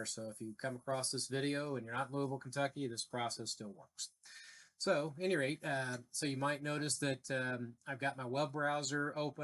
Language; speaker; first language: English; native; English